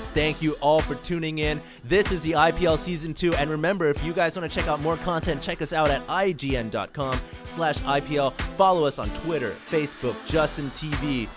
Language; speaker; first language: English; native; English